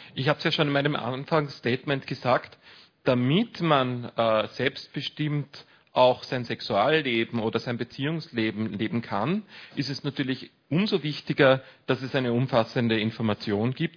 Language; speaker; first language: German; native; German